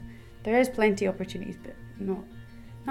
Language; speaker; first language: English; native; English